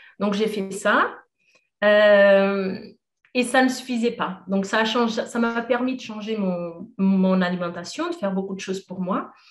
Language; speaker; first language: French; non-native, fluent; Portuguese